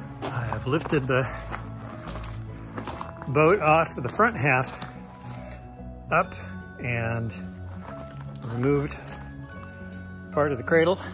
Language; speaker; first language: English; native; English